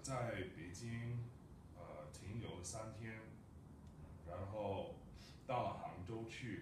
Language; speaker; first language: Chinese; non-native, fluent; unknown